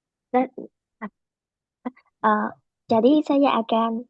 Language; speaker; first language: Indonesian; non-native, learner; Vietnamese